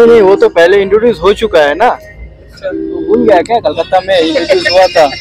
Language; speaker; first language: Hindi; non-native, local second language; Bangla